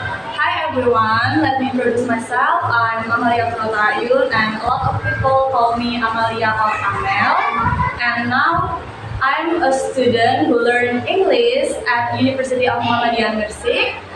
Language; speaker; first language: English; non-native, learner; Indonesian